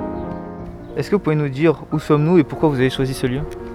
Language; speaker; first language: French; native; French